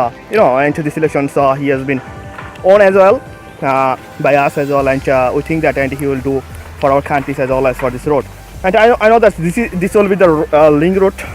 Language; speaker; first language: English; non-native, fluent; Bangla